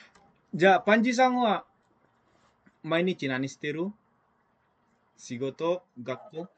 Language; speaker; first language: Japanese; non-native, fluent; Indonesian